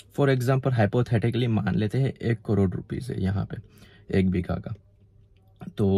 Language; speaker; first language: Hindi; non-native, local second language; Gujarati